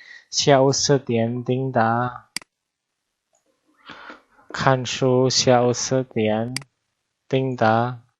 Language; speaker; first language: Chinese; non-native, fluent; Indonesian